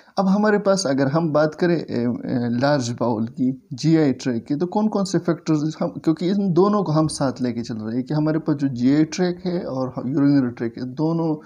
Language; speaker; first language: Hindi; native; Hindi